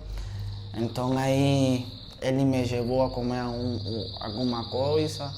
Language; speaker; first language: Portuguese; non-native, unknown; Spanish